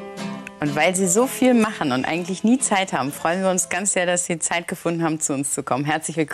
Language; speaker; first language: German; native; German